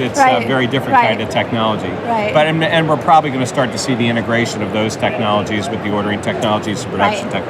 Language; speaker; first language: English; native; English